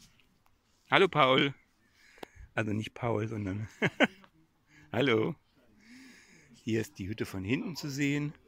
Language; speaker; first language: German; native; German